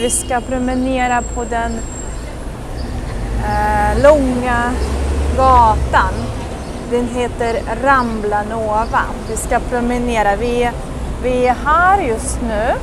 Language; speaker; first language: Swedish; non-native, fluent; Russian